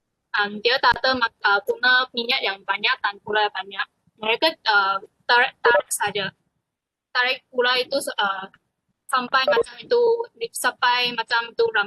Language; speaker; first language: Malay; non-native, local second language; Chinese